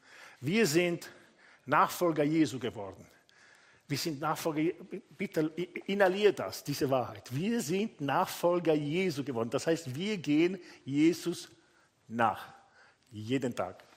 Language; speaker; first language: German; non-native, fluent; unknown